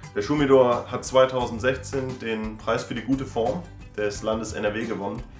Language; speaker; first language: German; non-native, fluent; Danish